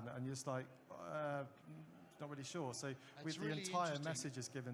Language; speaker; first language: English; native; English